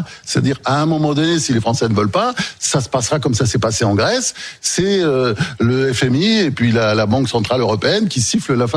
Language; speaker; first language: French; native; French